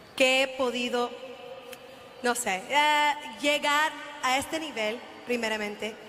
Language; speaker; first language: Spanish; early bilingual, heritage; Spanish